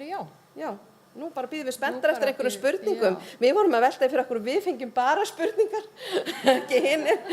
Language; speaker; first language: Icelandic; native; Icelandic